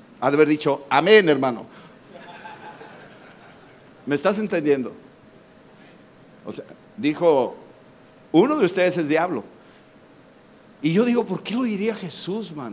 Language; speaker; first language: Spanish; native; Spanish